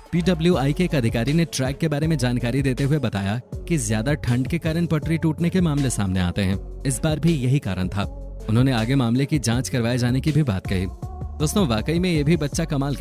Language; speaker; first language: Hindi; native; Hindi